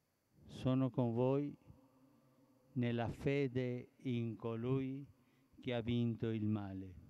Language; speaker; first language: Italian; non-native, fluent; Spanish